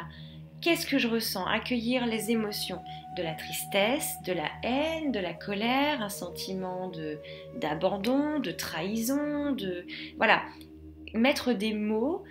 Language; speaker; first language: French; native; French